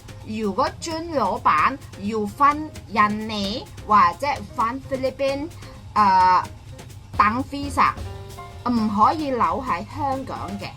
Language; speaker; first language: Cantonese; non-native, fluent; Indonesian